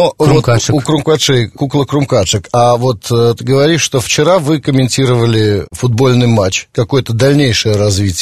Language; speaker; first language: Russian; native; Russian